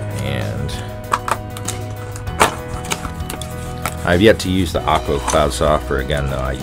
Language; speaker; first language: English; native; English